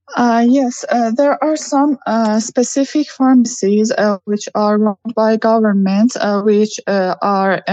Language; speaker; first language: English; non-native, learner; Persian